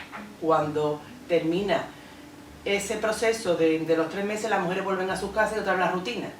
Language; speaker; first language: Spanish; native; Spanish